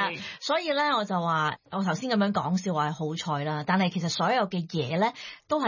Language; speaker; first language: Cantonese; native; Cantonese